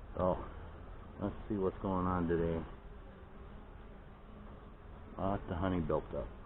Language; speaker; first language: English; native; English